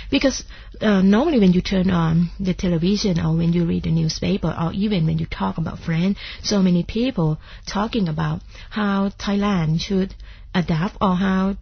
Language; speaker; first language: English; non-native, fluent; Thai